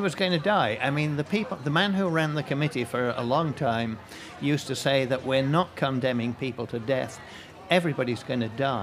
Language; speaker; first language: English; native; English